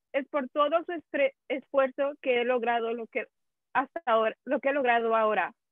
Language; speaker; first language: Spanish; early bilingual, heritage; Spanish